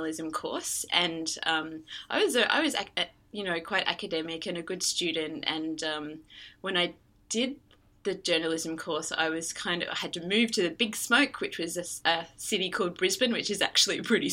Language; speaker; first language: English; native; English